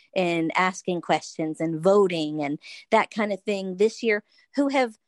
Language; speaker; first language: English; native; English